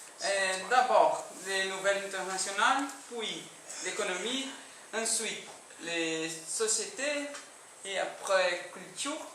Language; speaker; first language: French; non-native, learner; Portuguese